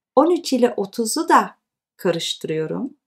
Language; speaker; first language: Turkish; early bilingual, heritage; Turkish